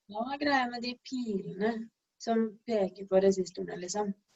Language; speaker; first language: Norwegian; native; Norwegian